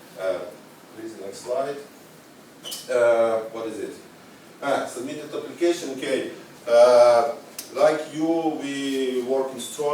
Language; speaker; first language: English; non-native, learner; Ukrainian